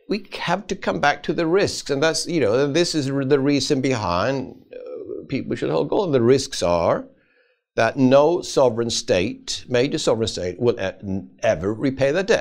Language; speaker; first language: English; non-native, fluent; Swedish